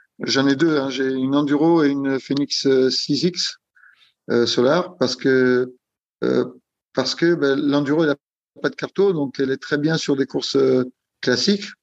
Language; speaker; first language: French; non-native, fluent; Italian